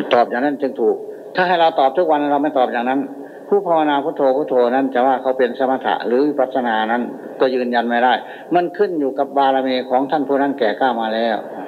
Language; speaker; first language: Thai; native; Thai